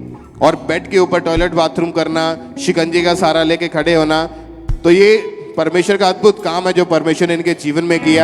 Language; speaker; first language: Hindi; native; Hindi